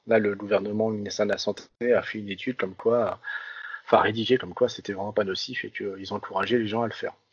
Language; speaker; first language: French; early bilingual, other home language; Vietnamese